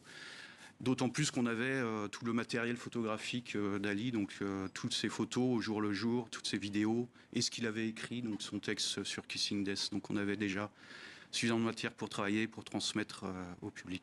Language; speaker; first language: French; native; French